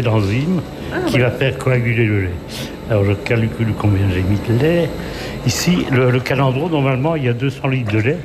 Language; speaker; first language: French; native; French